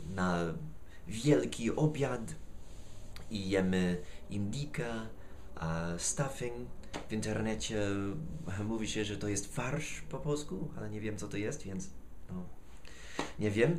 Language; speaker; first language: Polish; non-native, fluent; English